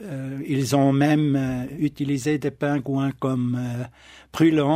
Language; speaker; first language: French; non-native, local second language; German